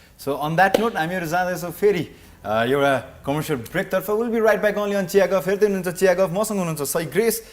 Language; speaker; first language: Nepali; native; Nepali